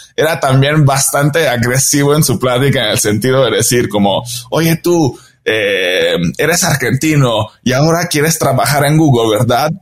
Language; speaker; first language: Spanish; non-native, fluent; Italian